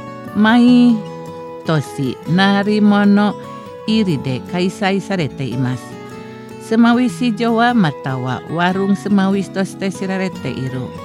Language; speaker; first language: Japanese; non-native, fluent; Indonesian